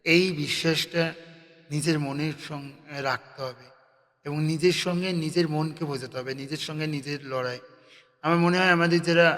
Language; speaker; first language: Bangla; native; Bangla